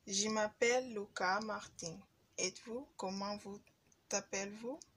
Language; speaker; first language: French; non-native, learner; Kabuverdianu